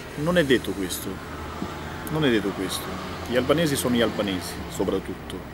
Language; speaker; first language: Italian; non-native, fluent; Albanian